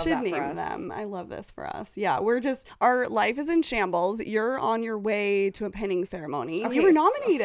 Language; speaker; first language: English; native; English